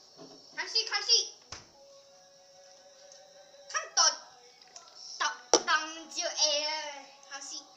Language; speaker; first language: Chinese; early bilingual, heritage; Chinese